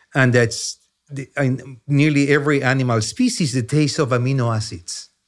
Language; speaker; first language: English; non-native, fluent; Spanish